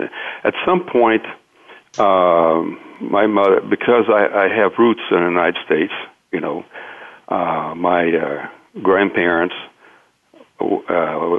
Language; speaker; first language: English; non-native, fluent; Portuguese